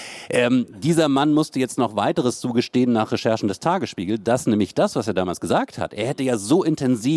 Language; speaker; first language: German; native; German